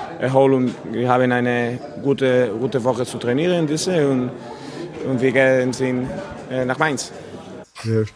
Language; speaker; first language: German; non-native, learner; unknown